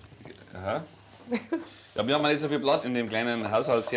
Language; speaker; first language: German; native; German